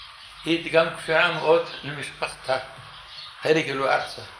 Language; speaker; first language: Hebrew; non-native, fluent; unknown